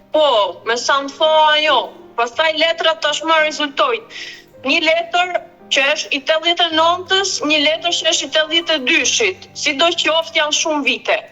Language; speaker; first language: Albanian; early bilingual, heritage; Albanian